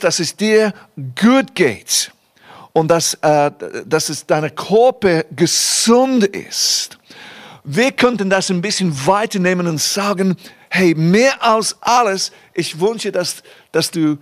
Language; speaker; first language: German; non-native, fluent; English